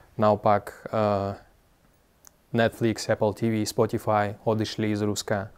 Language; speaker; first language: Slovak; non-native, fluent; Russian